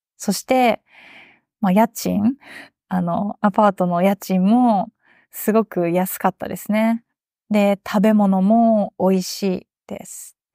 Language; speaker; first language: Japanese; native; Japanese